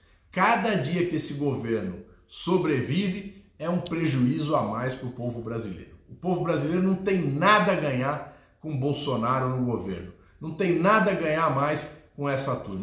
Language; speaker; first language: Portuguese; native; Portuguese